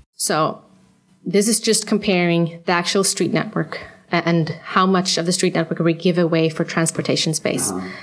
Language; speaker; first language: English; non-native, fluent; Swedish